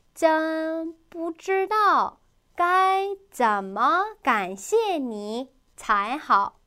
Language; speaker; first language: Chinese; non-native, fluent; Korean